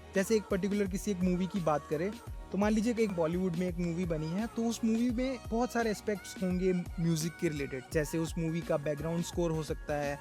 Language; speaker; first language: Hindi; non-native, local second language; Gujarati